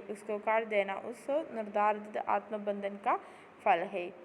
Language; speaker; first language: Hindi; non-native, local second language; Malayalam